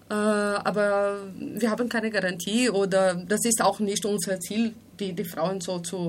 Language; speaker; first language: German; non-native, fluent; Spanish